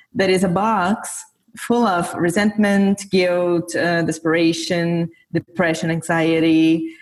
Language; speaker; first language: English; non-native, fluent; Portuguese